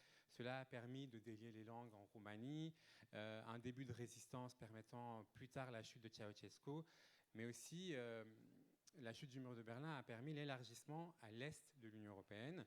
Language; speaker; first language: French; native; French